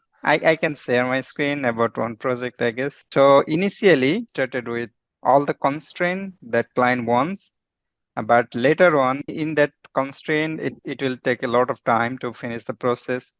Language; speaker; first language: English; non-native, fluent; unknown